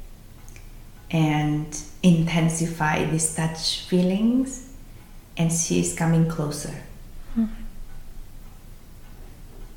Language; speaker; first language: English; native; English